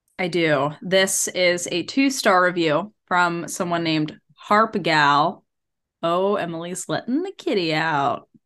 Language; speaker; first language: English; native; English